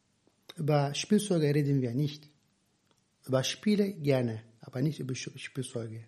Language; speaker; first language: German; non-native, fluent; Turkish